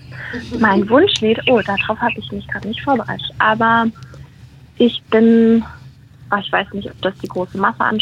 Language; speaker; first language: German; native; German